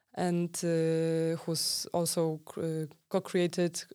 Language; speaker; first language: English; non-native, fluent; Polish